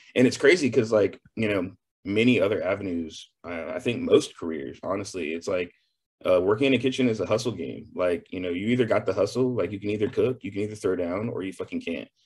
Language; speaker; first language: English; native; English